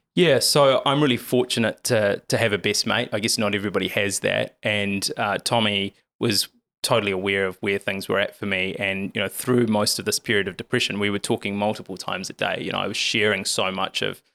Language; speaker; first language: English; native; English